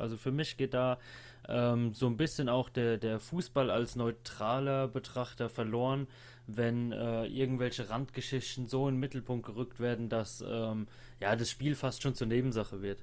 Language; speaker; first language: German; native; German